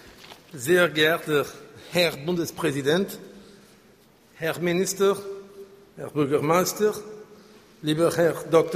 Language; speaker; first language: German; non-native, fluent; Portuguese